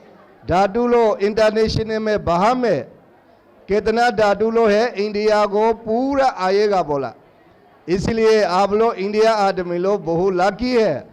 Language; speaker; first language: Hindi; non-native, learner; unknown